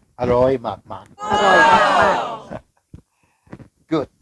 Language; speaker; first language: Thai; non-native, learner; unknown